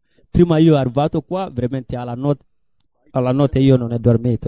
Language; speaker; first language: Italian; non-native, learner; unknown